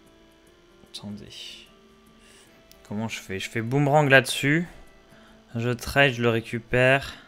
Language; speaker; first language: French; native; French